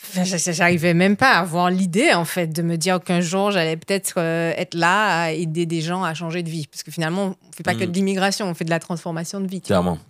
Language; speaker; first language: French; native; French